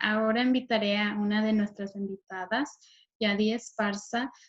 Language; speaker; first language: Spanish; early bilingual, heritage; Spanish